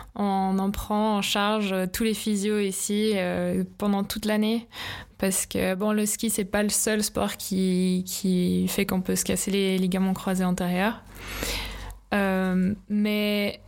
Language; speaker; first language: French; native; French